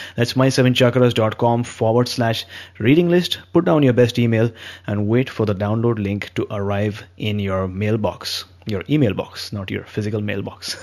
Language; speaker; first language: English; non-native, local second language; Hindi